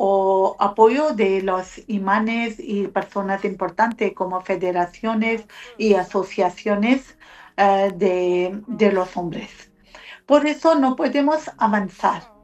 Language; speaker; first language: Spanish; non-native, learner; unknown